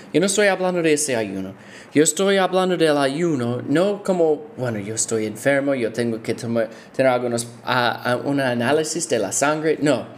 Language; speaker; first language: Spanish; non-native, fluent; English